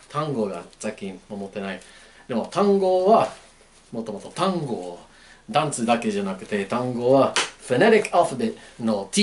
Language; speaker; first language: Japanese; non-native, learner; English